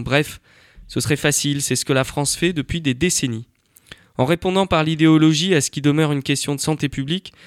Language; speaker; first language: French; native; French